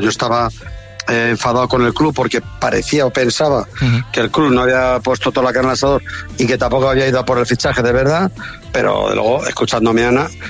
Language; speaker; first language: Spanish; native; Spanish